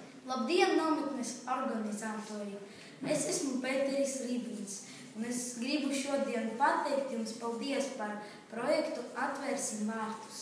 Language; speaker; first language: Latvian; non-native, local second language; Russian